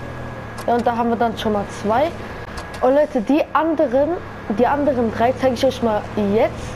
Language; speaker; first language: German; native; German